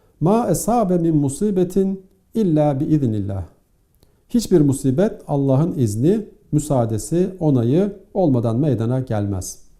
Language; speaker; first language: Turkish; native; Turkish